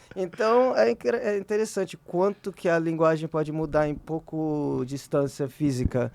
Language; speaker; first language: Portuguese; early bilingual, heritage; Portuguese